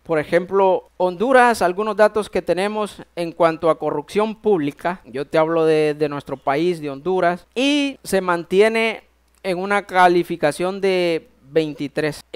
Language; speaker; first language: Spanish; native; Spanish